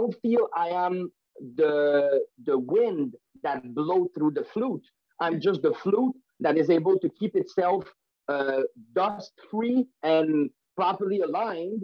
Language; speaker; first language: English; non-native, fluent; French